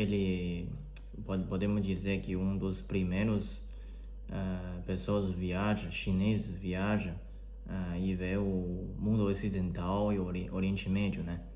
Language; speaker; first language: Portuguese; non-native, learner; Chinese